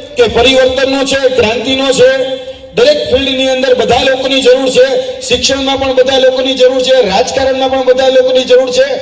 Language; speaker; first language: Gujarati; native; Gujarati